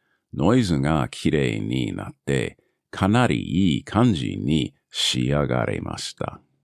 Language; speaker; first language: Japanese; non-native, learner; English